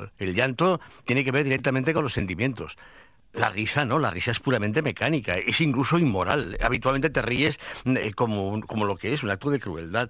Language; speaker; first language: Spanish; native; Spanish